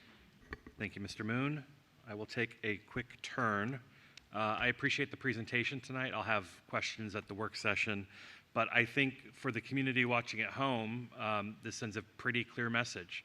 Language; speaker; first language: English; native; English